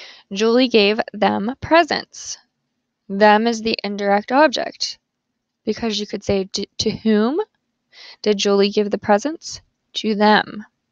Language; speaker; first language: English; native; English